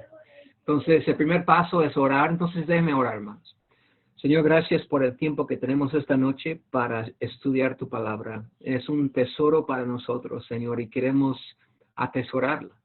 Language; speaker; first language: Spanish; non-native, fluent; English